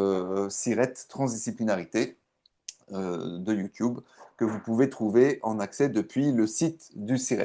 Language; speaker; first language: French; native; French